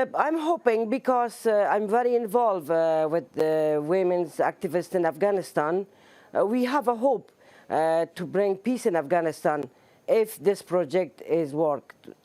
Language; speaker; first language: English; non-native, learner; Persian